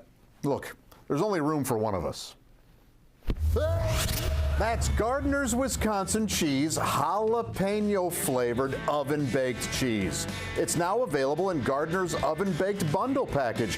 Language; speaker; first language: English; native; English